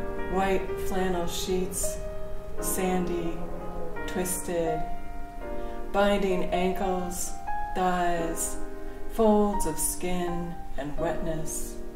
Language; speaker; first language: English; native; English